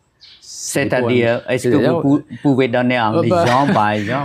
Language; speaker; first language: French; non-native, fluent; Khmer